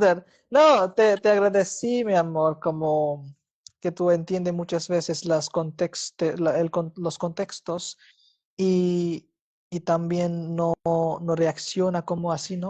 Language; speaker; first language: Spanish; non-native, fluent; Hindi